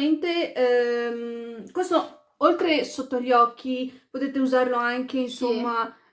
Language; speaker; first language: Italian; early bilingual, other home language; Arabic